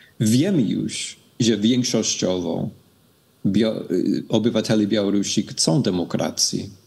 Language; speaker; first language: Polish; non-native, fluent; English